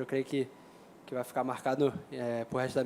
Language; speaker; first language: Portuguese; native; Portuguese